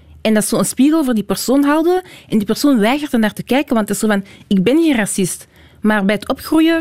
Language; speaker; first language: Dutch; native; Dutch